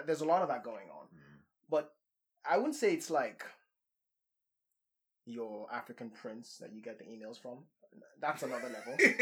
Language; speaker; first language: English; non-native, local second language; Yoruba